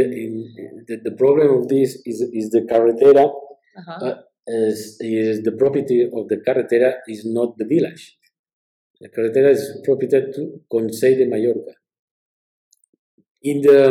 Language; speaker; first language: English; non-native, learner; Spanish